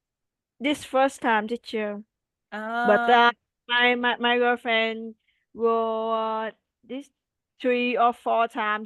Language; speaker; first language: English; non-native, learner; Vietnamese